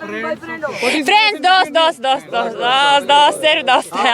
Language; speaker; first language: Hindi; non-native, learner; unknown